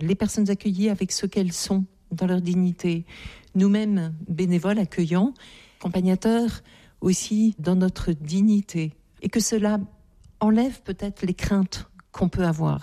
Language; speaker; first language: French; native; French